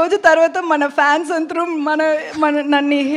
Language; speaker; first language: Telugu; non-native, local second language; Tamil